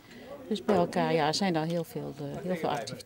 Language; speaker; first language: Dutch; native; Dutch